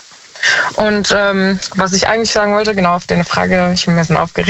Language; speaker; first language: German; native; German